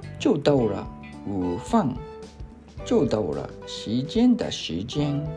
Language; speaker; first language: Chinese; non-native, learner; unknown